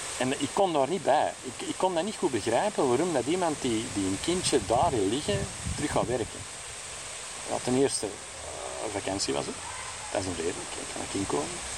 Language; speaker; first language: Dutch; native; Dutch